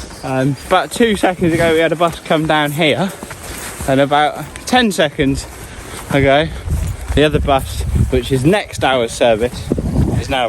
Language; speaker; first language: English; native; English